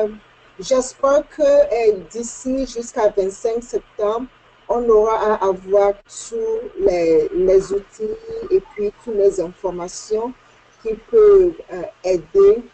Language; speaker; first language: French; non-native, fluent; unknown